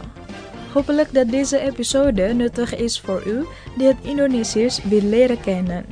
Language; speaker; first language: Dutch; non-native, learner; Indonesian